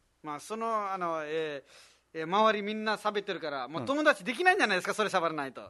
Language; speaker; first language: Japanese; non-native, fluent; Nepali